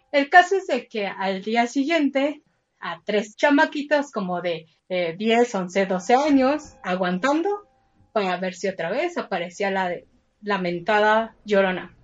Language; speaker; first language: Spanish; native; Spanish